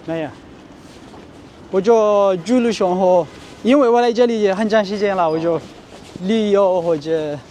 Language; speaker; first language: Chinese; non-native, fluent; Amharic